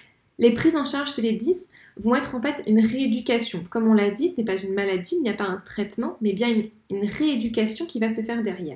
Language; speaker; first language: French; native; French